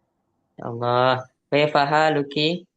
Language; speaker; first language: Arabic; non-native, learner; Indonesian